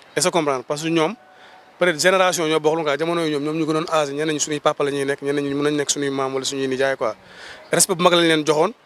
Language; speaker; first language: Wolof; non-native, local second language; Fula